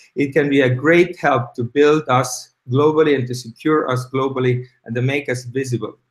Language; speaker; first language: English; non-native, fluent; Estonian